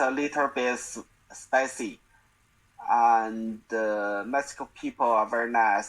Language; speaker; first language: English; non-native, learner; Chinese